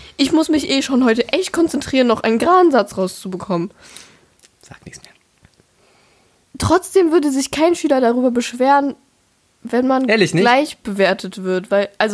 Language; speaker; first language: German; native; German